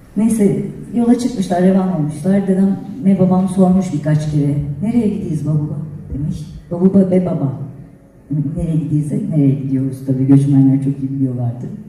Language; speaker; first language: Turkish; native; Turkish